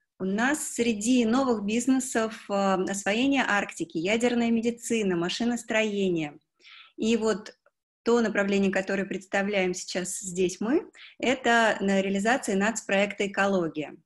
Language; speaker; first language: Russian; native; Russian